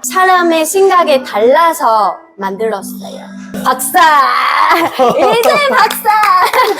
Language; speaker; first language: Korean; non-native, fluent; Chinese